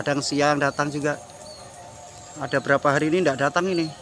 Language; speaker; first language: Indonesian; non-native, local second language; Javanese